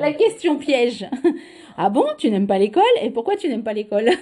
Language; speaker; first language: French; native; French